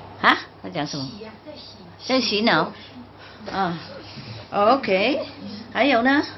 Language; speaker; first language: Chinese; non-native, fluent; Vietnamese